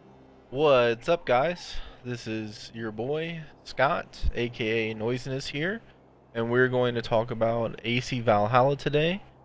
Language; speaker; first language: English; native; English